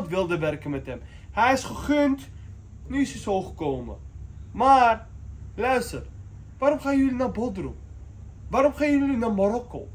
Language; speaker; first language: Dutch; early bilingual, other home language; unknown